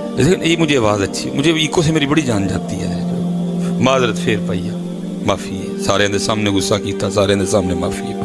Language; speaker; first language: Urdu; non-native, local second language; Punjabi